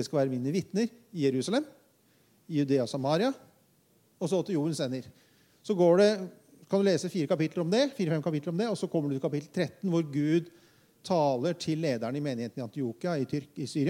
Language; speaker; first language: Norwegian; native; Norwegian